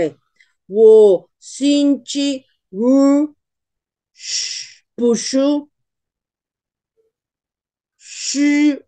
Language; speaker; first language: Chinese; non-native, learner; Spanish